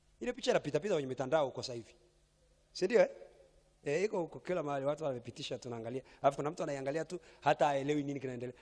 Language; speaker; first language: Swahili; native; Swahili